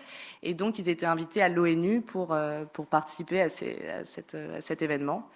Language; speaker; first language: French; native; French